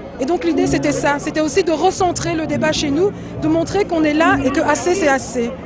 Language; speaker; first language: French; native; French